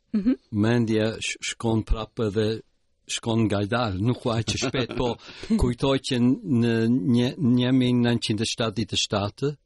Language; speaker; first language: Albanian; early bilingual, heritage; Albanian